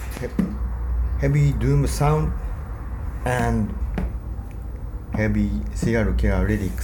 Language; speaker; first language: English; non-native, learner; Japanese